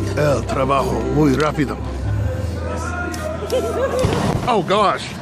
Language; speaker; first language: Spanish; non-native, learner; English